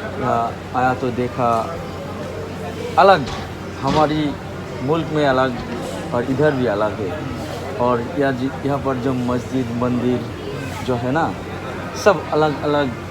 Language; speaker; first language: Hindi; non-native, learner; Bangla